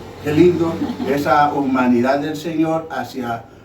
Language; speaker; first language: Spanish; native; Spanish